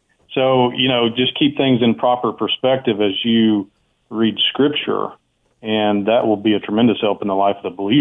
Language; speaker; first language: English; native; English